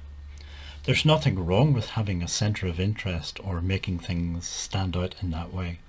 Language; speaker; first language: English; native; English